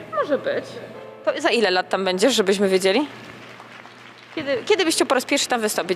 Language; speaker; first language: Polish; native; Polish